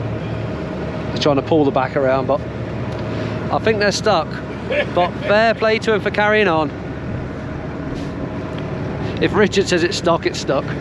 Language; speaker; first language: English; native; English